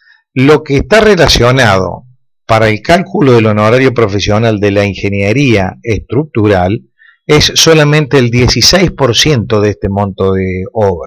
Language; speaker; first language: Spanish; native; Spanish